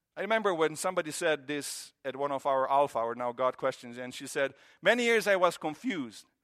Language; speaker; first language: English; non-native, fluent; Romanian